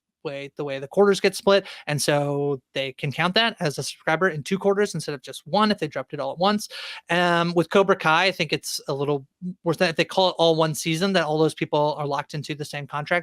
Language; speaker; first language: English; native; English